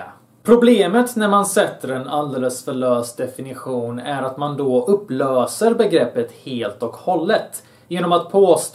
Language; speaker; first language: Swedish; early bilingual, other home language; Bosnian